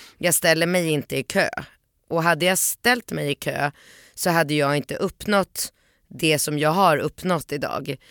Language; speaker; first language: Swedish; early bilingual, other home language; Polish